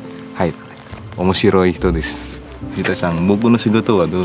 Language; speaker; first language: Japanese; non-native, learner; Indonesian